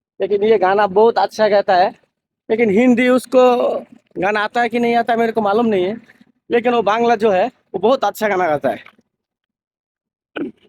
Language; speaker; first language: Hindi; non-native, fluent; Bangla